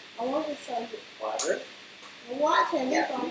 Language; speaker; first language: English; non-native, learner; Chinese